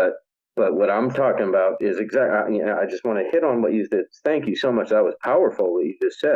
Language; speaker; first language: English; native; English